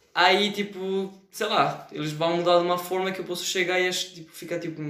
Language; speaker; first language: Portuguese; non-native, fluent; Spanish